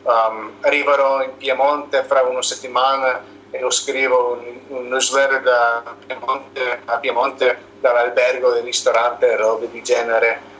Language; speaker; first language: Italian; non-native, learner; English